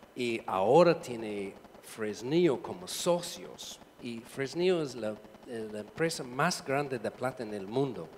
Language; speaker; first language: Spanish; non-native, learner; English